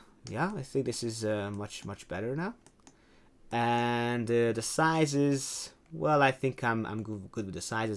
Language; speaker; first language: English; non-native, fluent; Hungarian